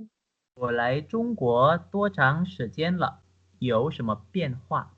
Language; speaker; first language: Chinese; non-native, fluent; Indonesian